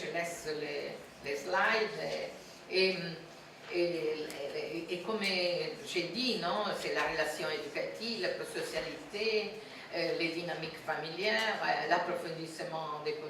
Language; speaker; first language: French; non-native, fluent; Italian